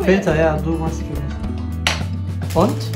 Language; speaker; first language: German; non-native, fluent; Turkish